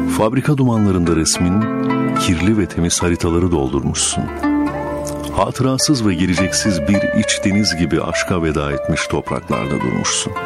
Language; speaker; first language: Turkish; native; Turkish